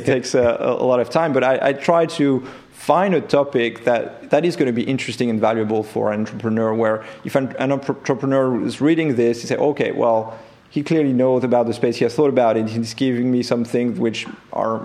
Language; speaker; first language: English; non-native, fluent; French